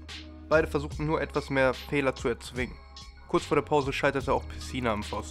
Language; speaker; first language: German; native; German